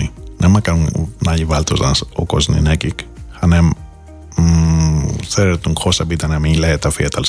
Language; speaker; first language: Hungarian; non-native, fluent; Greek